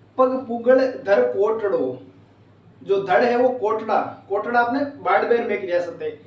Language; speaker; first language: Hindi; native; Hindi